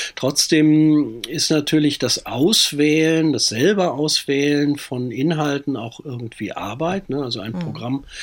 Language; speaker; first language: German; native; German